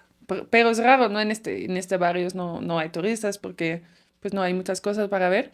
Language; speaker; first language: Spanish; non-native, fluent; Dutch